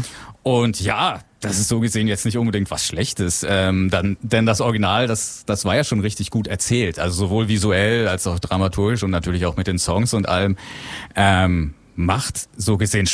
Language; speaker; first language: German; native; German